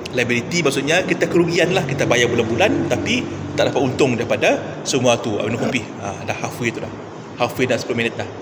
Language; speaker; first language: Malay; non-native, local second language; Iban